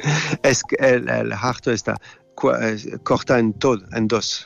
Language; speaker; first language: Spanish; non-native, learner; French